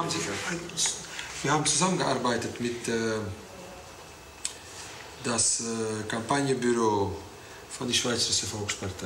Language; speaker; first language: German; non-native, learner; Dutch